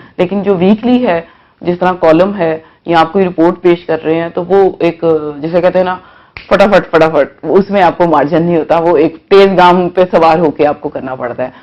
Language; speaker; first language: Urdu; native; Urdu